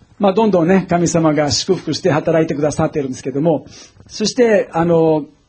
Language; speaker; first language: Japanese; non-native, fluent; English